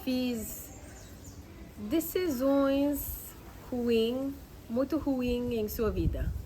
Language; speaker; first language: Portuguese; non-native, learner; English